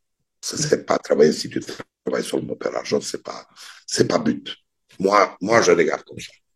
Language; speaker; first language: French; non-native, fluent; Serbian